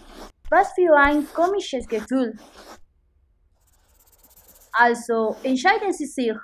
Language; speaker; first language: German; non-native, learner; Spanish